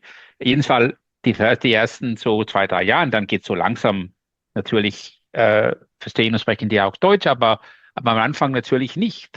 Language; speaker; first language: German; non-native, learner; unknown